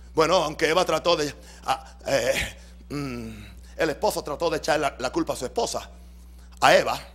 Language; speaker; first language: Spanish; native; Spanish